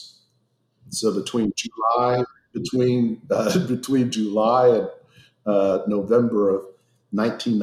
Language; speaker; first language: English; native; English